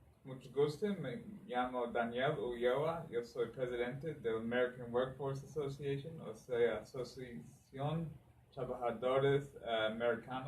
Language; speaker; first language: Spanish; non-native, learner; English